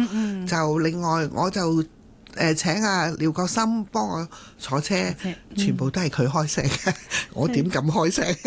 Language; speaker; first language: Cantonese; native; Cantonese